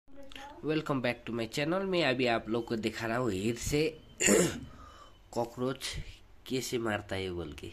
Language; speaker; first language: Hindi; non-native, local second language; Nepali